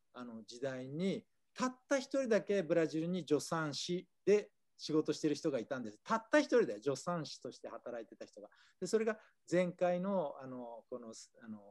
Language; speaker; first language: Japanese; native; Japanese